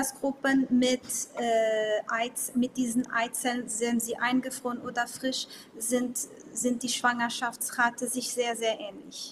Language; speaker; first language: German; non-native, local second language; Portuguese